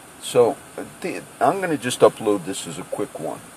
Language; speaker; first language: English; native; English